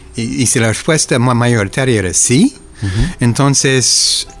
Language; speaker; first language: Spanish; non-native, fluent; English